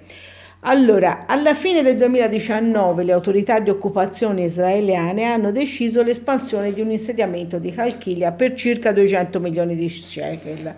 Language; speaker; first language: Italian; native; Italian